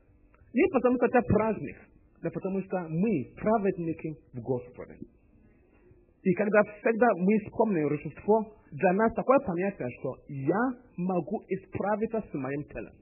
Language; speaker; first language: Russian; non-native, learner; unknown